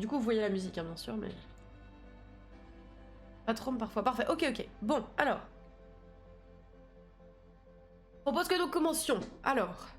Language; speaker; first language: French; native; French